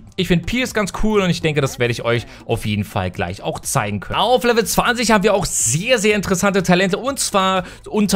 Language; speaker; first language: German; native; German